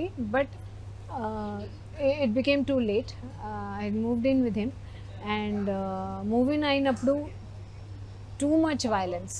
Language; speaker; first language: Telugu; non-native, learner; Hindi